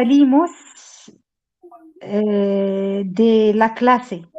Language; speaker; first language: Spanish; non-native, learner; Arabic